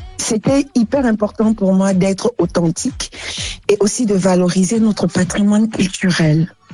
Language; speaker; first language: French; non-native, local second language; Ghomala